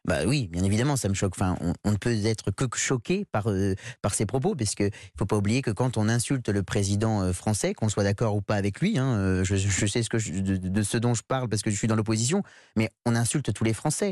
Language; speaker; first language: French; native; French